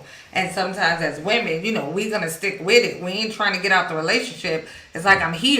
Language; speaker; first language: English; native; English